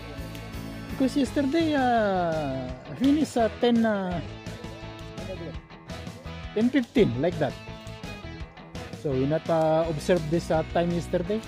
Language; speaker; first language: English; non-native, learner; Filipino